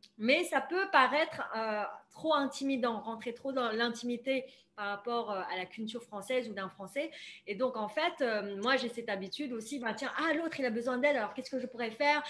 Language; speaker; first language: French; non-native, fluent; Vietnamese